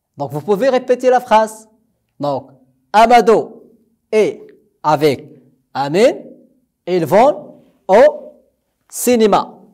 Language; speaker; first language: French; non-native, local second language; Arabic